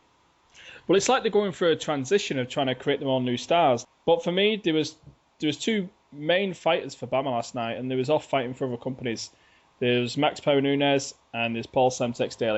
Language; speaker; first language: English; native; English